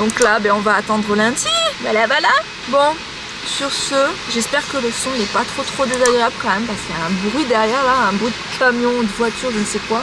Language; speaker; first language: French; native; French